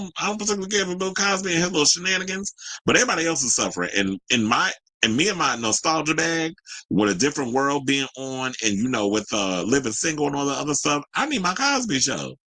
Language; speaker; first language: English; native; English